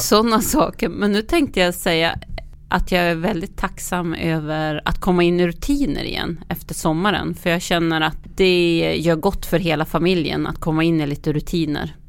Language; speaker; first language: Swedish; native; Swedish